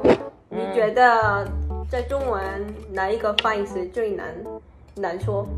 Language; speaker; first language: Chinese; non-native, fluent; Korean